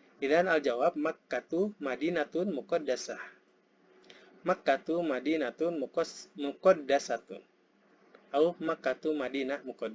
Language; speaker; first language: Arabic; non-native, fluent; Indonesian